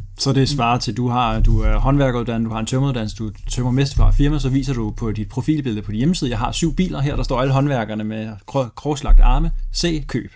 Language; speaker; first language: Danish; early bilingual, other home language; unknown